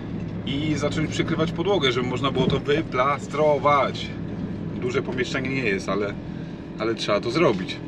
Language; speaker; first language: Polish; native; Polish